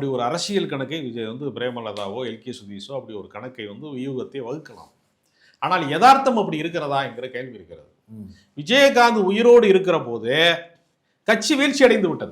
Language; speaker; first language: Tamil; native; Tamil